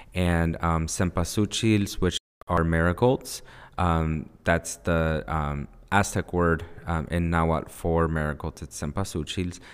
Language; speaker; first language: English; early bilingual, other home language; Spanish